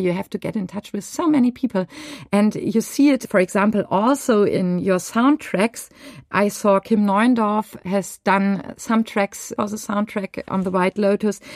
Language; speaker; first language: English; non-native, fluent; German